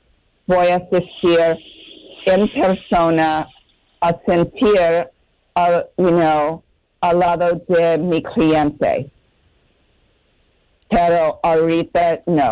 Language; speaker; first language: Spanish; non-native, learner; English